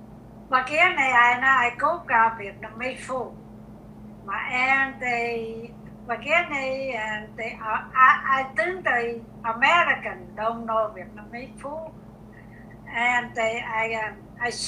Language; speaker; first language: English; non-native, learner; Vietnamese